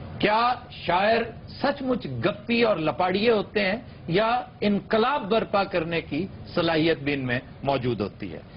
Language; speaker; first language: Urdu; non-native, local second language; Punjabi